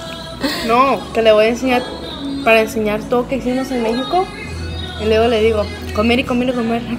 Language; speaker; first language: Spanish; early bilingual, heritage; Spanish